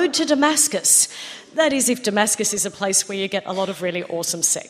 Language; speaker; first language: English; native; English